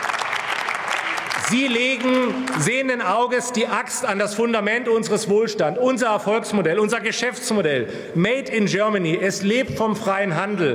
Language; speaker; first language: German; native; German